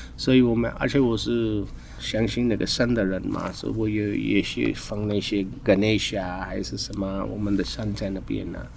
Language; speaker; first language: Chinese; non-native, fluent; Hindi